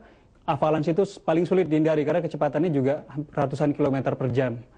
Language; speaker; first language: Indonesian; native; Indonesian